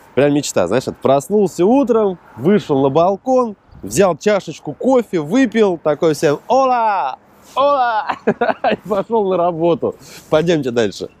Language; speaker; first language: Russian; native; Russian